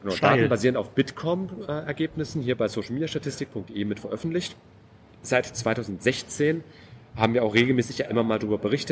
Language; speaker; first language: German; native; German